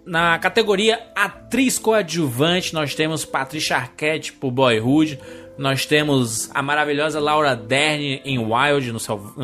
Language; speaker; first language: Portuguese; native; Portuguese